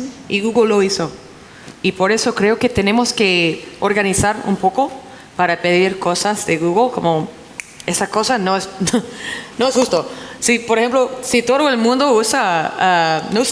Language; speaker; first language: Spanish; non-native, fluent; English